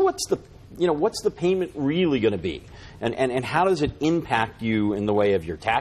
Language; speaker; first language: English; native; English